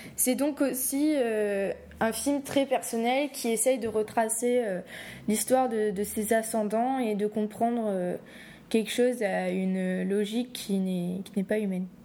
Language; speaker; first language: French; native; French